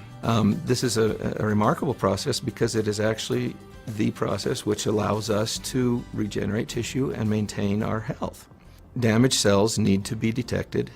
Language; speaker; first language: English; native; English